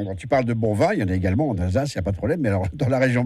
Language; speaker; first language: French; native; French